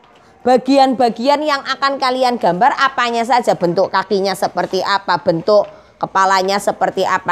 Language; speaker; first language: Indonesian; non-native, local second language; Javanese